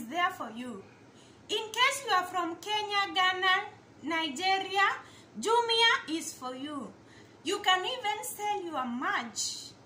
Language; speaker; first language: English; non-native, local second language; Kamba